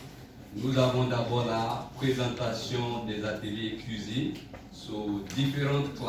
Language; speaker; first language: French; non-native, fluent; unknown